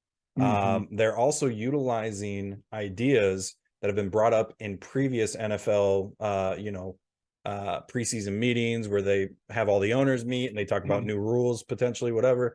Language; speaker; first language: English; native; English